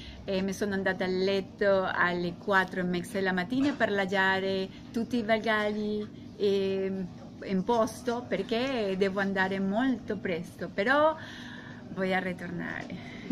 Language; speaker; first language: Italian; non-native, learner; Spanish